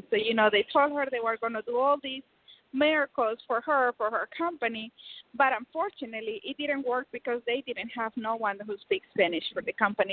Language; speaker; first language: English; non-native, fluent; Spanish